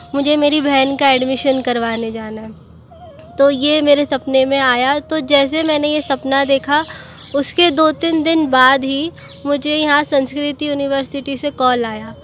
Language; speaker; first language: Hindi; non-native, local second language; Marathi